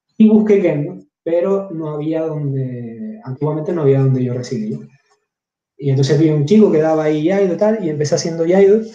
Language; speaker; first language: Spanish; native; Spanish